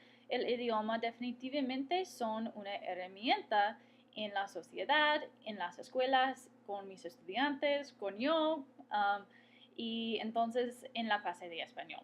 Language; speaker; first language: Spanish; non-native, fluent; English